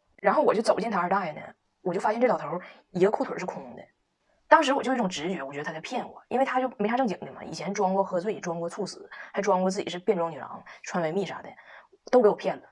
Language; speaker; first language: Chinese; native; Chinese